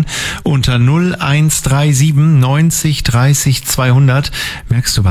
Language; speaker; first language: German; native; German